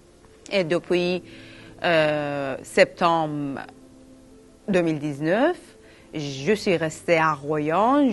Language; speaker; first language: French; non-native, fluent; Persian